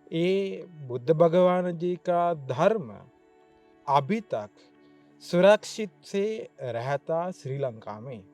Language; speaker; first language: Hindi; non-native, learner; Sinhala